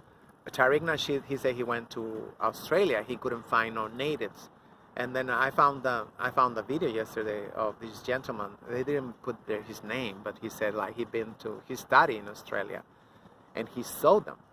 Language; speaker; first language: English; non-native, fluent; Spanish